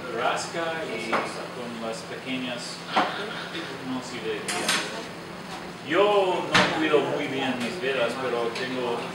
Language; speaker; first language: Spanish; non-native, learner; English